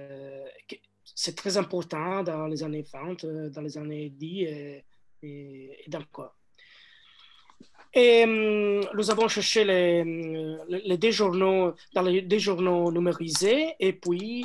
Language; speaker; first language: French; non-native, learner; Italian